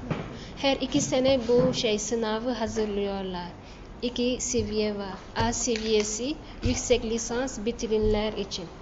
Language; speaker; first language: Turkish; non-native, learner; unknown